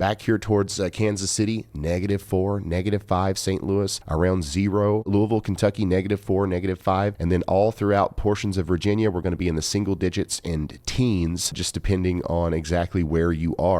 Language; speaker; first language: English; native; English